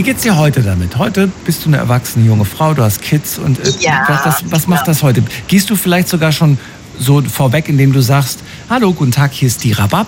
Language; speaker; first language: German; native; German